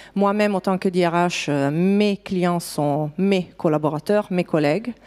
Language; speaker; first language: French; non-native, fluent; Italian